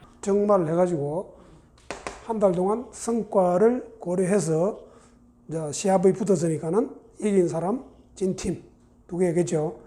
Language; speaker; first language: Korean; native; Korean